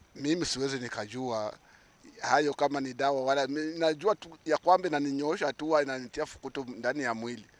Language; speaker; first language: Swahili; native; Swahili